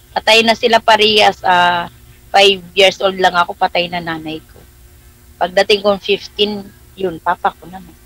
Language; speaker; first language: Filipino; native; Filipino